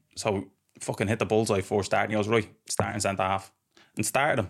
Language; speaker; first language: English; native; English